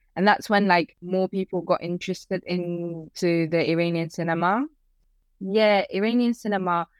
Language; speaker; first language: English; early bilingual, other home language; Persian